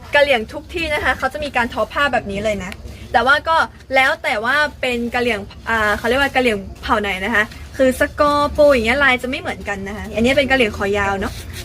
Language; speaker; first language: Thai; non-native, local second language; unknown